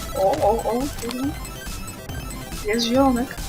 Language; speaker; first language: Polish; native; Polish